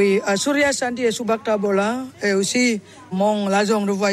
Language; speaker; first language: French; non-native, learner; Indonesian